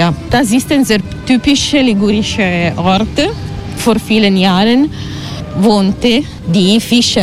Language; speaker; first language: German; non-native, learner; Italian